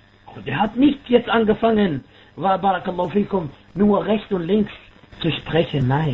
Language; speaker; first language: German; non-native, fluent; Arabic